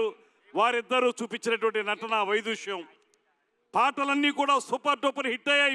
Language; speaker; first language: Telugu; native; Telugu